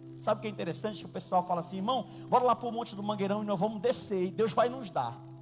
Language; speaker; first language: Portuguese; native; Portuguese